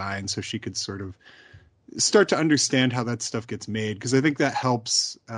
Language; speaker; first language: English; native; English